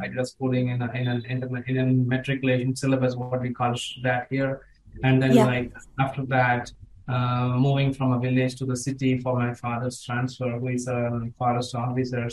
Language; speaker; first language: English; non-native, local second language; Tamil